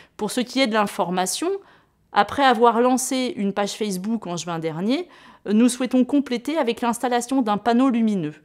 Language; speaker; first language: French; native; French